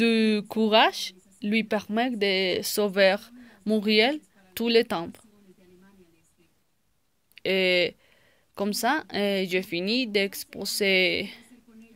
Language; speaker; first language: French; non-native, learner; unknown